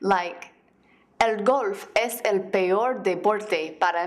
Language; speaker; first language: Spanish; non-native, fluent; English